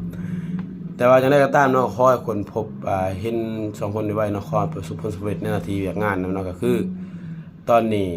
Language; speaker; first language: Thai; non-native, local second language; Northeastern Thai